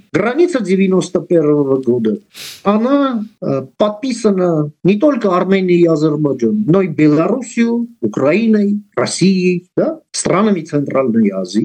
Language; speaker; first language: Russian; non-native, local second language; Armenian